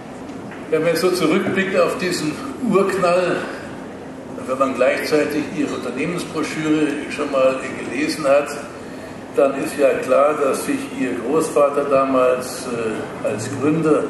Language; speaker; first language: German; native; German